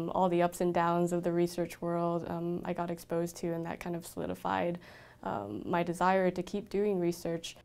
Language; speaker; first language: English; native; English